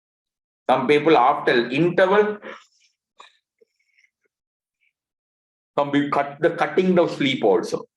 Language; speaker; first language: English; non-native, local second language; Tamil